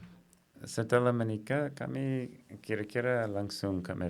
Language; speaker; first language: Indonesian; non-native, fluent; English